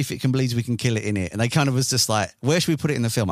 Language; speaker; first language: English; native; English